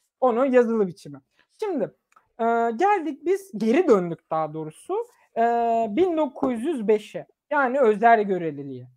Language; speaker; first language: Turkish; early bilingual, other home language; German